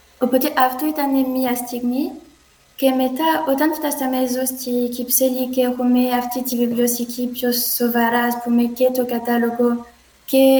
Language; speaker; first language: Greek; non-native, learner; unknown